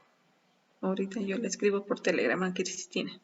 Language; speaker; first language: Spanish; native; Spanish